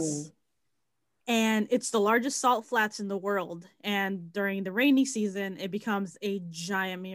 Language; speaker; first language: English; native; English